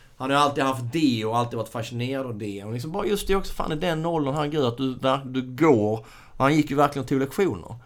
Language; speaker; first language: Swedish; native; Swedish